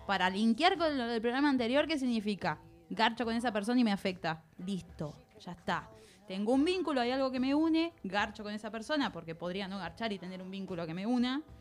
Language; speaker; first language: Spanish; native; Spanish